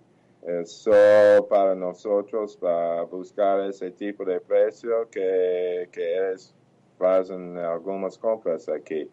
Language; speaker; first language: Portuguese; non-native, fluent; English